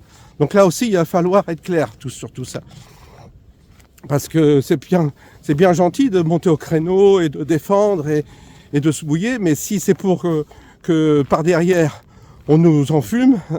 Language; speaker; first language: French; native; French